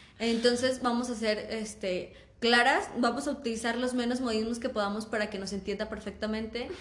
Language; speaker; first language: Spanish; native; Spanish